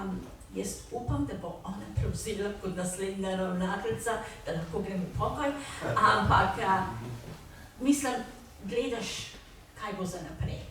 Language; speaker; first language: Slovenian; early bilingual, heritage; Slovenian